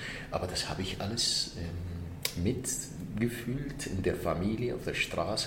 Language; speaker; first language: German; non-native, fluent; Arabic